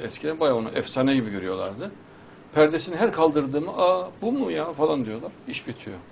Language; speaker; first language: Turkish; native; Turkish